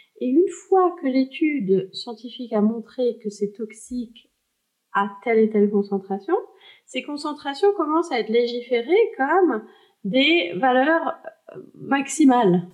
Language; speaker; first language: French; early bilingual, heritage; French